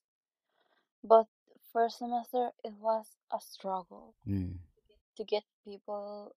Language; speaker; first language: English; non-native, fluent; Spanish